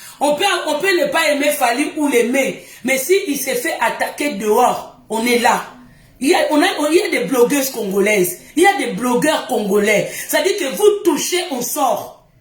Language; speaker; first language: French; non-native, local second language; Lingala